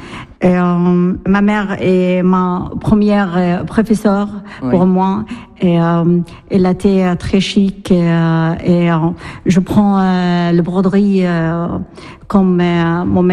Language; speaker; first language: French; non-native, learner; Arabic